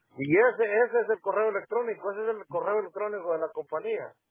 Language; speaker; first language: Spanish; native; Spanish